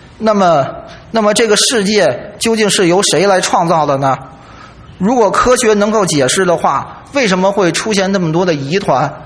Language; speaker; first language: Chinese; native; Chinese